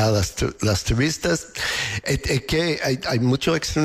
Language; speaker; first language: Spanish; non-native, fluent; English